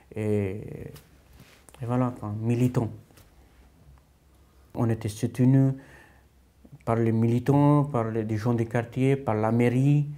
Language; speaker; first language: French; non-native, fluent; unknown